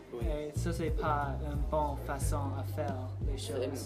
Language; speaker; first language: French; non-native, learner; English